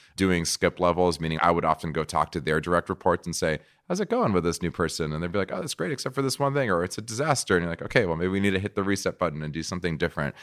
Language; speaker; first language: English; non-native, fluent; Portuguese